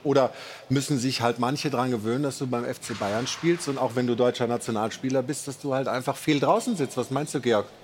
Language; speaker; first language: German; native; German